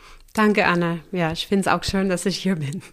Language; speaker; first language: German; non-native, fluent; English